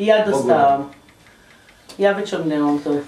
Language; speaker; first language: Polish; early bilingual, heritage; Polish